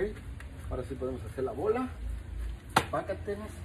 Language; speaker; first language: Spanish; native; Spanish